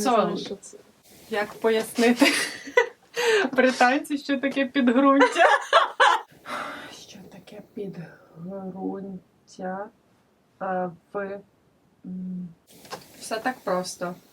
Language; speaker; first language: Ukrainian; native; Ukrainian